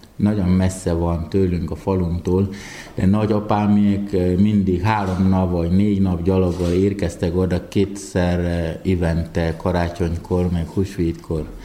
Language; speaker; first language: Hungarian; non-native, fluent; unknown